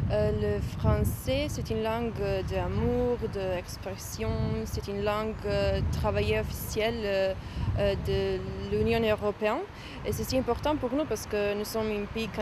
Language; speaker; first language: French; non-native, fluent; Serbian